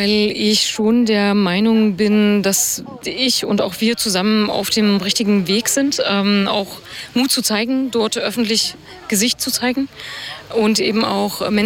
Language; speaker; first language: German; native; German